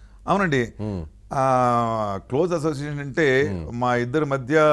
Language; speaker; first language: Telugu; non-native, learner; Tamil